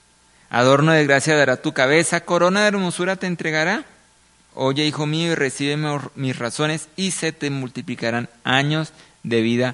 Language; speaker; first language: Spanish; native; Spanish